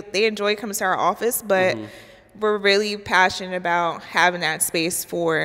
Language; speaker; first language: English; native; English